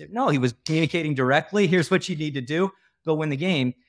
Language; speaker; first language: English; native; English